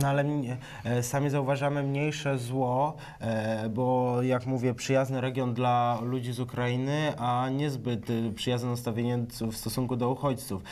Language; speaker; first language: Polish; native; Polish